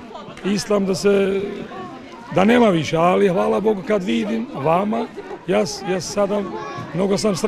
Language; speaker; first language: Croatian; non-native, local second language; Albanian